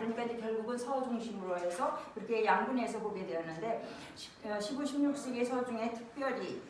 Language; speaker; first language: Korean; native; Korean